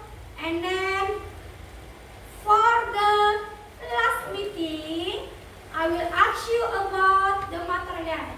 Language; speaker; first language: English; non-native, learner; Indonesian